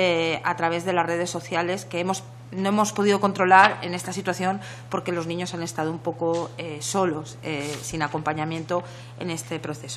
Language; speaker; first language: Spanish; native; Spanish